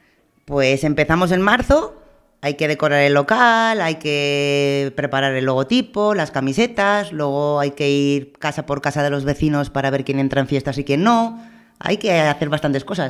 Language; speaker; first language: Spanish; native; Spanish